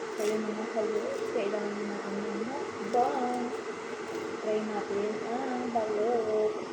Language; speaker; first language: Filipino; non-native, local second language; Cebuano